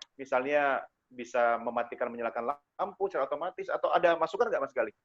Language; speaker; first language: Indonesian; native; Indonesian